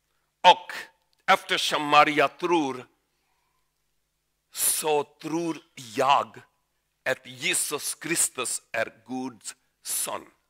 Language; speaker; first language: Swedish; non-native, learner; Urdu